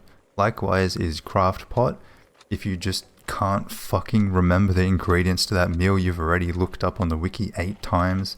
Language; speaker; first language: English; native; English